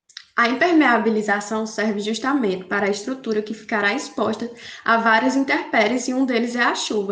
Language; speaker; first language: Portuguese; native; Portuguese